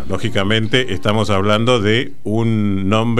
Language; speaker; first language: Spanish; native; Spanish